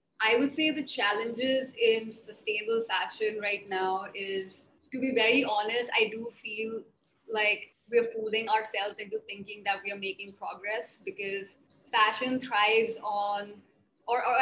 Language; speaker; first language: English; non-native, local second language; Hindi